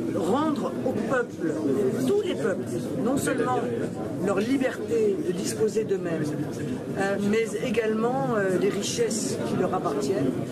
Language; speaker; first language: French; native; French